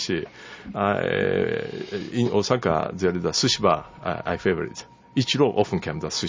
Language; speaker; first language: English; non-native, learner; Japanese